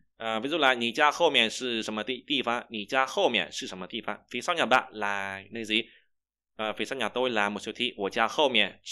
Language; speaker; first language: Chinese; non-native, fluent; Vietnamese